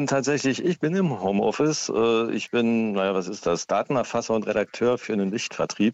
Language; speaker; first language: German; native; German